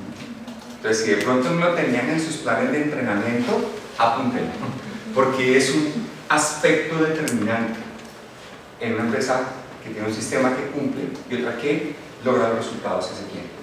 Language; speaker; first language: Spanish; native; Spanish